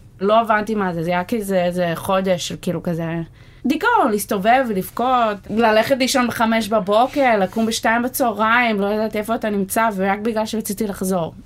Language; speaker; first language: Hebrew; non-native, fluent; English